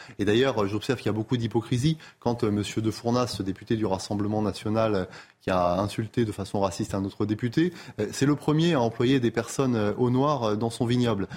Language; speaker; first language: French; native; French